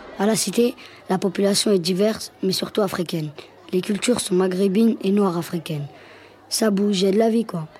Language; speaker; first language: French; native; French